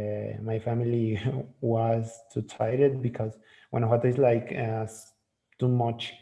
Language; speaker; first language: English; non-native, learner; Spanish